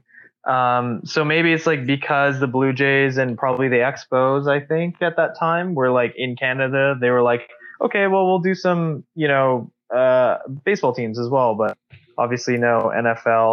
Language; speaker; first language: English; native; English